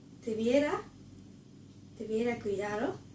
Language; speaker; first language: Spanish; non-native, learner; Japanese